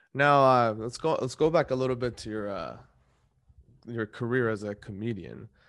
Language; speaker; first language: English; native; English